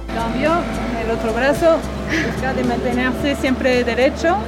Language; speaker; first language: Spanish; non-native, fluent; French